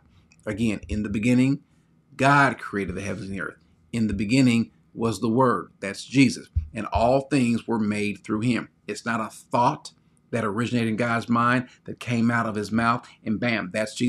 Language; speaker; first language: English; native; English